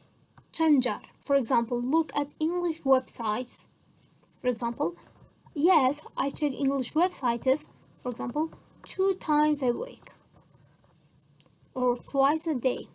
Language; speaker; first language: English; non-native, fluent; Central Kurdish